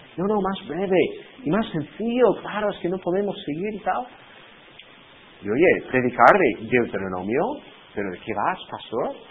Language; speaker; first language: Spanish; non-native, fluent; English